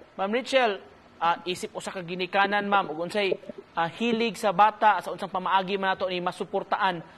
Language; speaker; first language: Cebuano; native; Cebuano